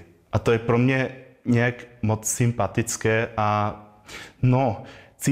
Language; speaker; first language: Czech; non-native, learner; German